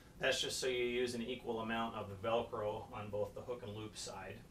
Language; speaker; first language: English; native; English